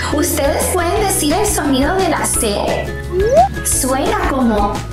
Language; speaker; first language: Spanish; non-native, fluent; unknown